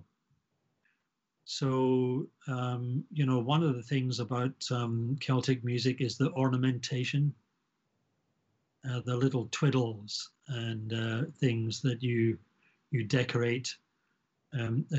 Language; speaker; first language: English; native; English